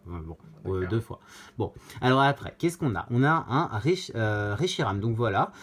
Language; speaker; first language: French; native; French